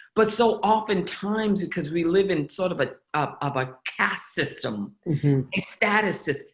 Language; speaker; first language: English; native; English